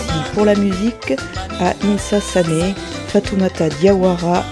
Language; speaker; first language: French; native; French